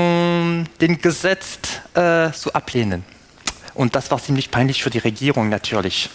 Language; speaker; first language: German; non-native, fluent; French